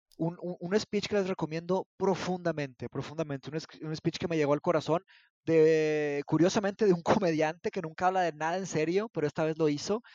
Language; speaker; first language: Spanish; early bilingual, other home language; Portuguese